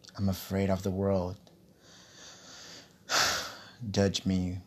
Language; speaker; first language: English; non-native, learner; Portuguese